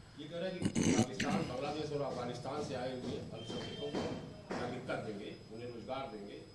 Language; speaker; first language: Hindi; native; Hindi